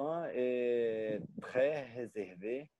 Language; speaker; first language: French; non-native, learner; Portuguese